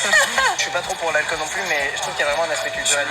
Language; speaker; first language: French; native; French